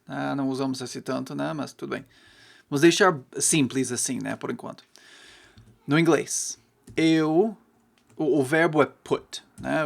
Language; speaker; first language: Portuguese; non-native, fluent; English